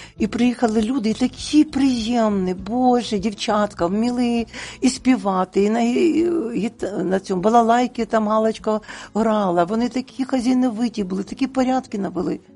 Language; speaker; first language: Ukrainian; non-native, local second language; Russian